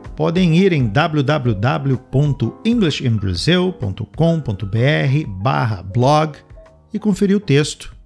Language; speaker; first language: Portuguese; native; Portuguese